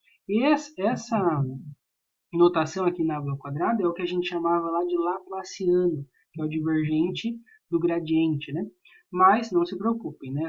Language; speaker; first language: Portuguese; native; Portuguese